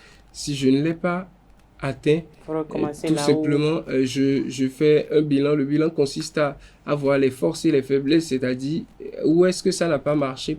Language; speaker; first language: French; non-native, local second language; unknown